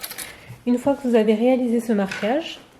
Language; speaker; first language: French; native; French